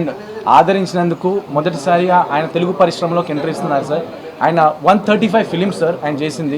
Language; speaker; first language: Telugu; native; Telugu